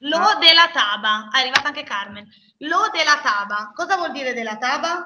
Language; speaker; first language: Italian; native; Italian